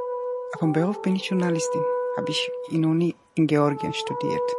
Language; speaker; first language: German; non-native, learner; Georgian